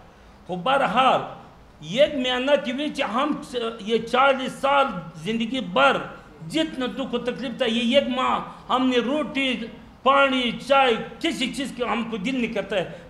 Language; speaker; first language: Urdu; non-native, learner; Pashto